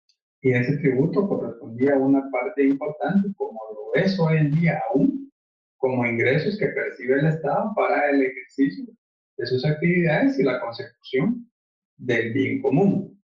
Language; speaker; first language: Spanish; native; Spanish